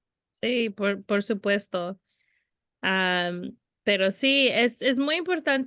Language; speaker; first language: Spanish; early bilingual, heritage; Spanish